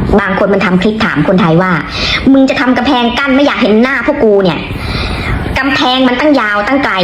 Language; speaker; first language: Thai; native; Thai